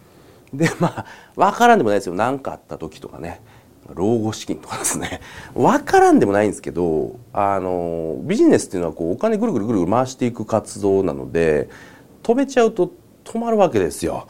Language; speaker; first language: Japanese; native; Japanese